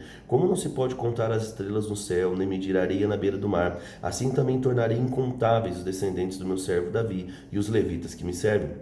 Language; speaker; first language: Portuguese; native; Portuguese